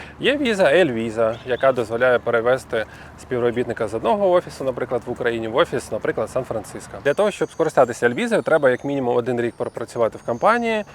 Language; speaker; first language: Ukrainian; non-native, local second language; Russian